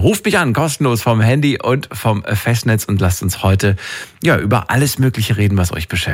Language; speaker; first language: German; native; German